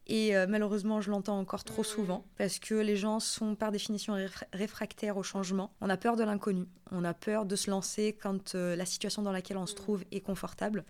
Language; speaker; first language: French; non-native, local second language; Arabic